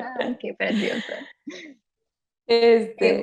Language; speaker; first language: Spanish; non-native, fluent; English